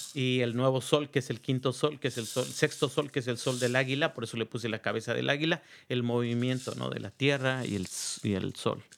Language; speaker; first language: Spanish; native; Spanish